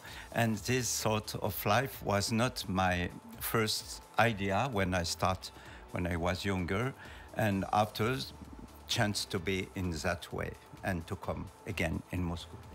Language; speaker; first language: English; non-native, learner; French